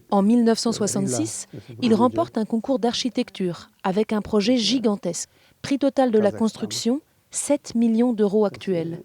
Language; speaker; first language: French; native; French